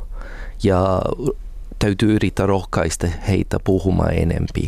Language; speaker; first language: Finnish; non-native, learner; English